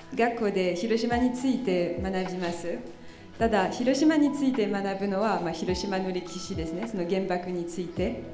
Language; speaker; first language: Japanese; non-native, fluent; French